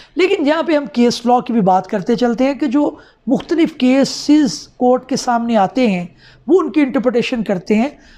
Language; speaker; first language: Urdu; non-native, local second language; Punjabi